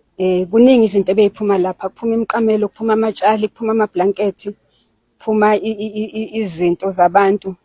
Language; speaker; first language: Zulu; native; Zulu